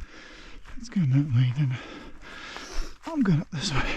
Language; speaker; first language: English; native; English